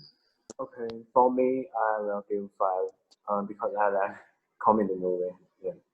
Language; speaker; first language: English; non-native, learner; Chinese